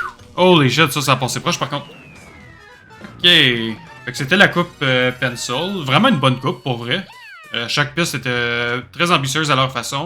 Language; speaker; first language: French; native; French